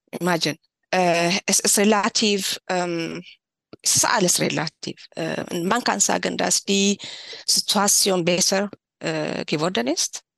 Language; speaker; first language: German; non-native, learner; Tigrinya